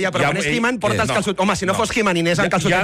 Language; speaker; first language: Catalan; native; Catalan